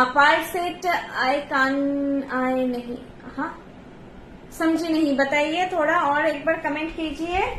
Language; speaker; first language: Hindi; non-native, local second language; Bangla